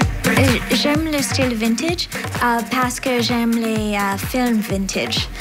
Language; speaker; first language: French; non-native, learner; English